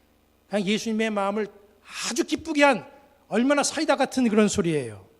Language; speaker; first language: Korean; native; Korean